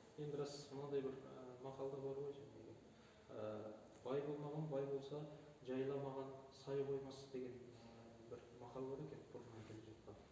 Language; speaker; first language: Kazakh; native; Kazakh